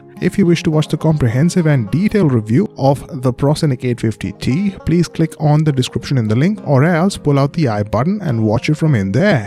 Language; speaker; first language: English; non-native, local second language; Hindi